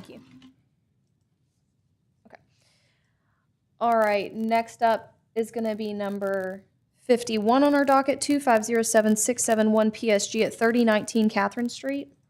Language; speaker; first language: English; native; English